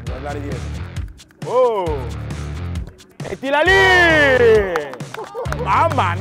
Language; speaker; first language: Italian; native; Italian